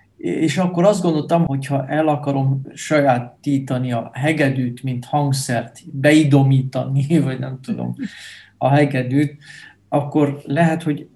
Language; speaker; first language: Hungarian; non-native, fluent; Dutch